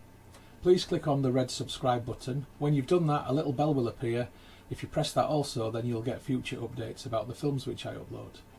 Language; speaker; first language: English; native; English